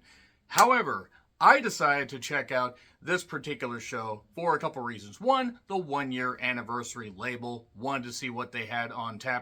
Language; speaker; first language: English; native; English